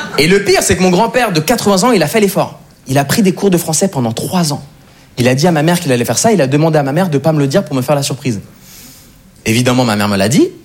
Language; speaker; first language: French; native; French